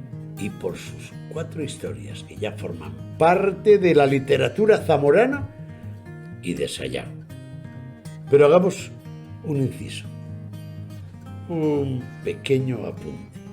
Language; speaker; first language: Spanish; native; Spanish